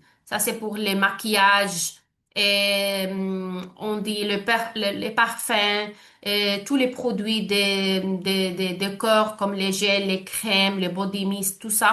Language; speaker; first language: French; non-native, learner; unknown